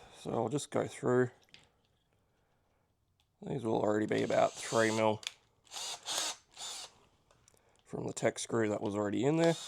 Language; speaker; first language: English; native; English